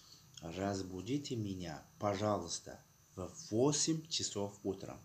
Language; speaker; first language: Russian; non-native, local second language; Tajik